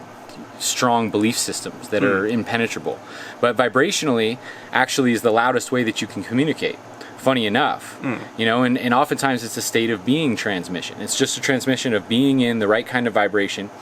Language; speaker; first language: English; native; English